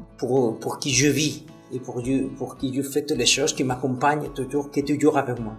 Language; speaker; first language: French; non-native, fluent; Spanish